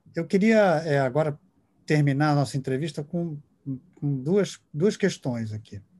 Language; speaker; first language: Portuguese; native; Portuguese